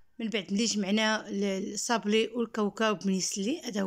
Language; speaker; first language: Arabic; native; Arabic